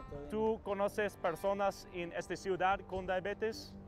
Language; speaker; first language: Spanish; non-native, learner; English